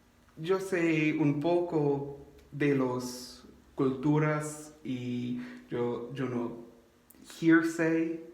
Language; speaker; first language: Spanish; non-native, learner; English